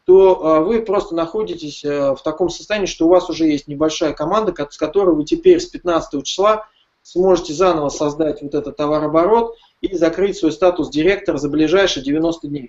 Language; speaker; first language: Russian; native; Russian